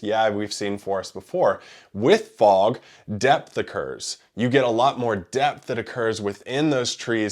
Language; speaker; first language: English; native; English